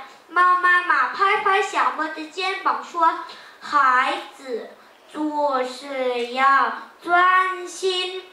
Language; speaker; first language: Chinese; non-native, learner; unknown